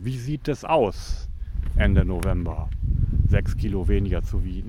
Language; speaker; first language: German; native; German